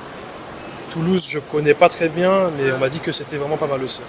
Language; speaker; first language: French; early bilingual, other home language; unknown